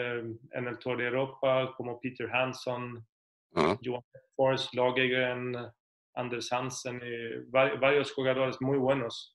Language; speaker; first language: Spanish; non-native, fluent; Swedish